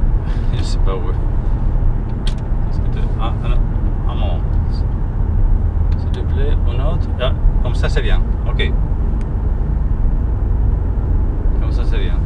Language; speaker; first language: French; non-native, learner; Spanish